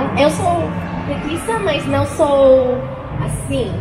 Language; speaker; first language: Portuguese; non-native, learner; English